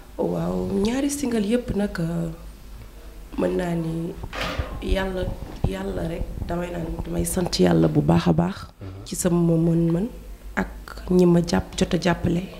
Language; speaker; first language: Wolof; non-native, local second language; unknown